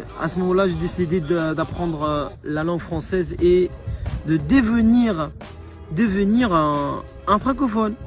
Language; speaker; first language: French; non-native, fluent; Arabic